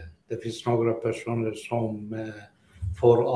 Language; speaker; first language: Swedish; non-native, fluent; Greek